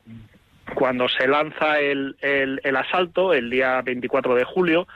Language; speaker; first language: Spanish; native; Spanish